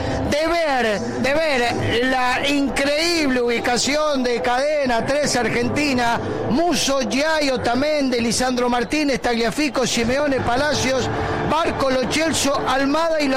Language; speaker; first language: Spanish; native; Spanish